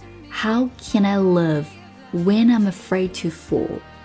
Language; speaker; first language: English; non-native, fluent; Chinese